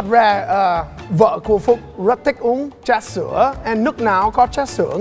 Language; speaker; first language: Vietnamese; non-native, learner; English